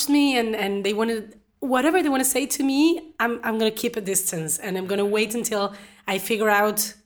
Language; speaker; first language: English; non-native, fluent; Spanish